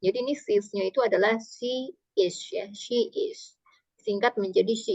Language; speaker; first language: Indonesian; native; Indonesian